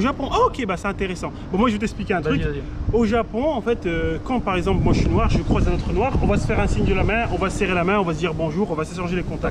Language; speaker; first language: French; native; French